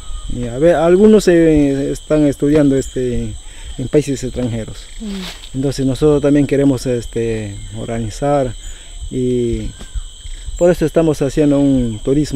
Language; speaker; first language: Spanish; non-native, local second language; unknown